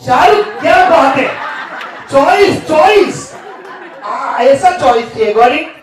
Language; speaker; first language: Hindi; non-native, local second language; Marathi